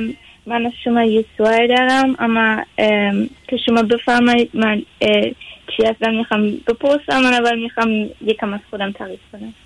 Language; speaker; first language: Persian; early bilingual, heritage; Persian